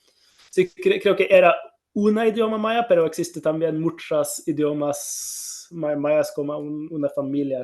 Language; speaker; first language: Spanish; non-native, fluent; Norwegian